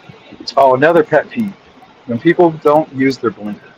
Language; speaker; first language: English; native; English